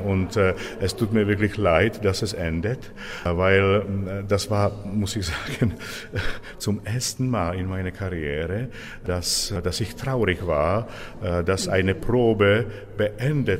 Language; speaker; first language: German; non-native, fluent; Czech